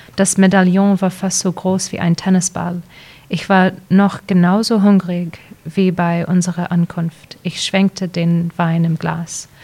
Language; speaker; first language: German; early bilingual, heritage; English